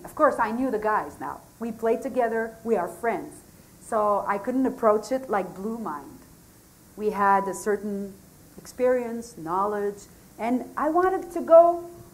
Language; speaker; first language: English; non-native, fluent; French